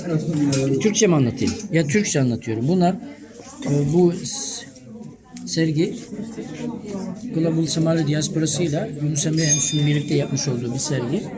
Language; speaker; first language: Turkish; native; Turkish